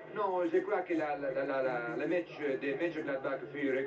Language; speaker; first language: French; non-native, fluent; Italian